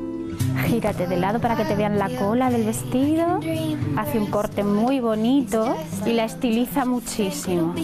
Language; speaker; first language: Spanish; native; Spanish